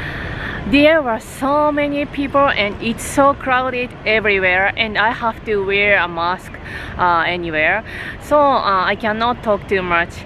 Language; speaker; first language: English; non-native, fluent; Japanese